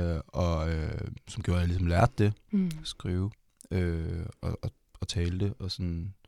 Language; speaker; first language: Danish; native; Danish